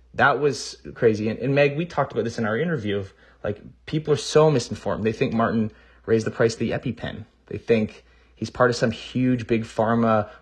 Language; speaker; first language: English; native; English